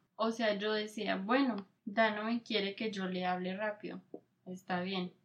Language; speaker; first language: Spanish; native; Spanish